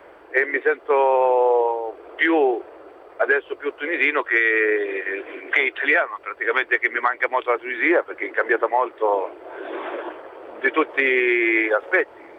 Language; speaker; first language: Italian; non-native, fluent; Arabic